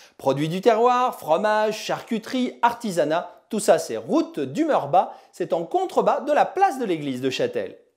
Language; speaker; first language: French; native; French